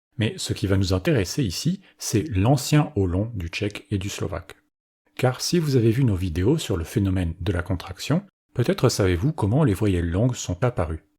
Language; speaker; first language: French; native; French